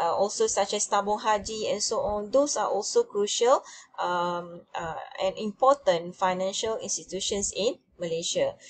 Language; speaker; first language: English; non-native, local second language; Malay